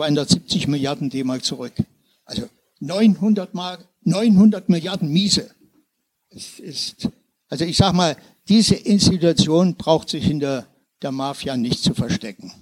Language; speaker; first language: German; native; German